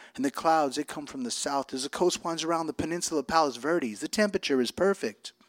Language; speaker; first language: English; native; English